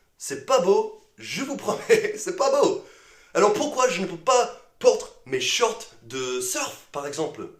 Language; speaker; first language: French; non-native, fluent; English